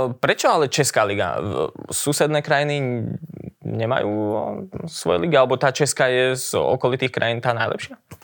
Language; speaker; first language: Slovak; native; Slovak